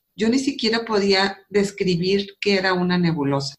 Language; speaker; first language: Spanish; native; Spanish